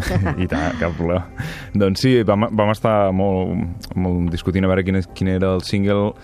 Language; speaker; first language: Catalan; native; Catalan